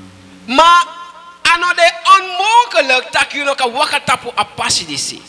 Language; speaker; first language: Dutch; non-native, local second language; Sranan Tongo